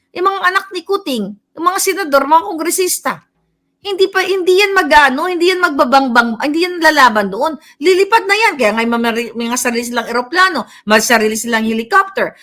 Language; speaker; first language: Filipino; native; Filipino